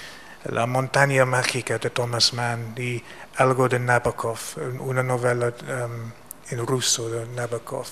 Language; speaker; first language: Spanish; non-native, fluent; English